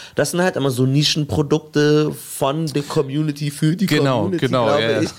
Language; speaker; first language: German; native; German